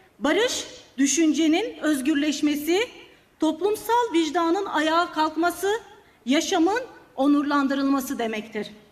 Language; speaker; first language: Turkish; non-native, local second language; Kurdish